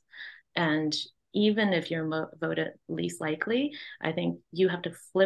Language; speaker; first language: English; non-native, local second language; Cantonese